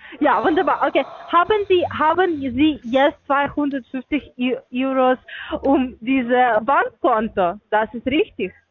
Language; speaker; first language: German; non-native, learner; Russian